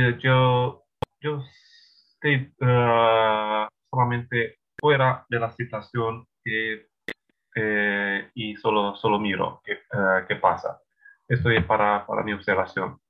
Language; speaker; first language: Spanish; non-native, learner; English